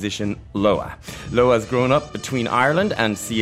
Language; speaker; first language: English; native; English